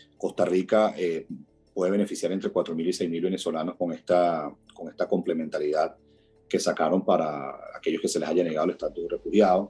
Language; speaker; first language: Spanish; native; Spanish